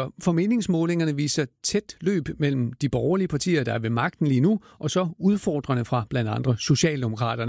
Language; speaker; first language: Danish; native; Danish